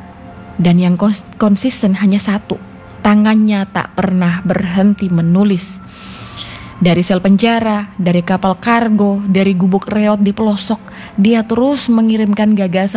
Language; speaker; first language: Indonesian; native; Indonesian